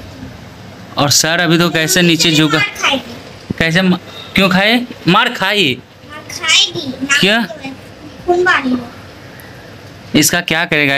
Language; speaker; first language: Hindi; native; Hindi